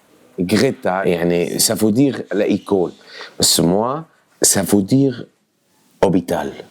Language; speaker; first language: French; non-native, learner; Arabic